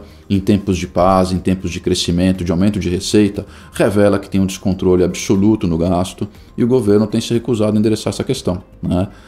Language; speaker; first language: Portuguese; native; Portuguese